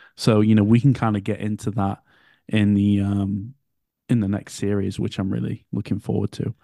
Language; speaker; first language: English; native; English